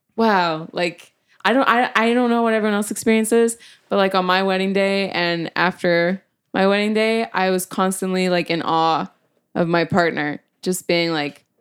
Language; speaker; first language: English; native; English